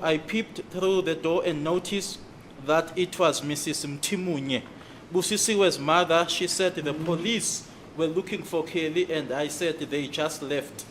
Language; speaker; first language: English; non-native, local second language; Zulu